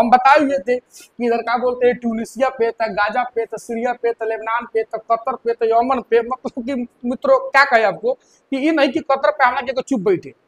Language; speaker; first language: Hindi; native; Hindi